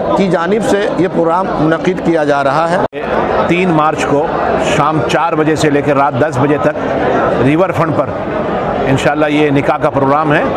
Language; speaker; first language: Urdu; non-native, local second language; Gujarati